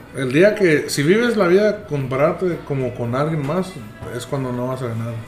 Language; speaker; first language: Spanish; early bilingual, heritage; Spanish